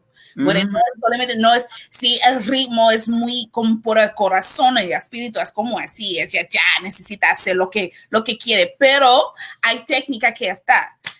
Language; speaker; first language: Spanish; non-native, learner; English